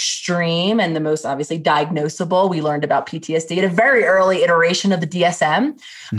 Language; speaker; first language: English; native; English